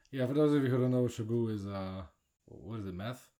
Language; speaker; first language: English; non-native, fluent; Polish